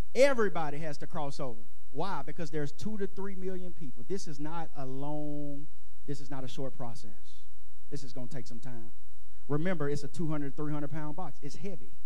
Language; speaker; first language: English; native; English